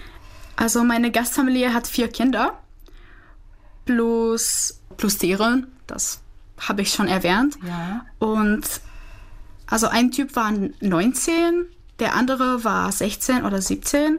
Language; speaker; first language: German; non-native, fluent; Czech